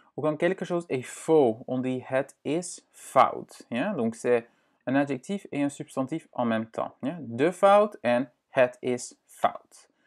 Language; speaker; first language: French; non-native, fluent; Dutch